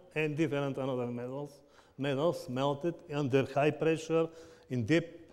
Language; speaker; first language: English; non-native, learner; Bulgarian